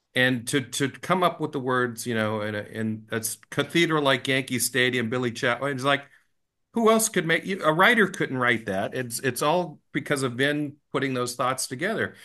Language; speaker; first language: English; native; English